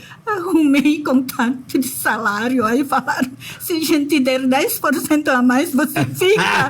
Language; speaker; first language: Portuguese; non-native, fluent; Indonesian